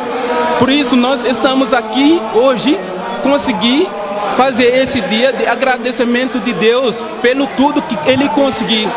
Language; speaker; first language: Portuguese; non-native, fluent; Wolof